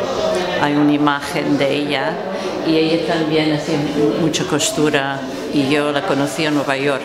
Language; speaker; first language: Spanish; non-native, fluent; English